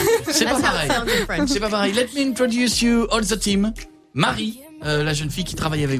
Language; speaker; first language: French; native; French